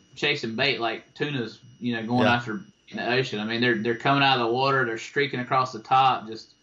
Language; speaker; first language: English; native; English